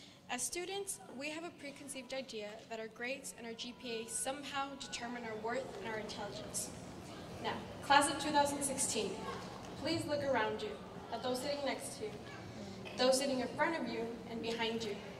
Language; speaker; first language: English; early bilingual, other home language; Spanish